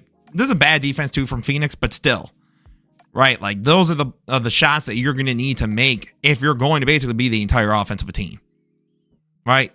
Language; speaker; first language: English; native; English